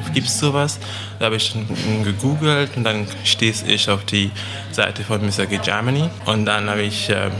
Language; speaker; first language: German; non-native, fluent; French